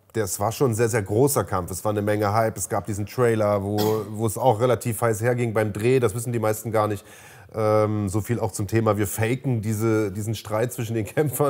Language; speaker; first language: German; native; German